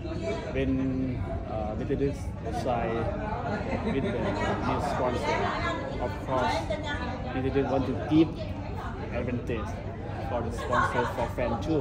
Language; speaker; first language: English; non-native, learner; Thai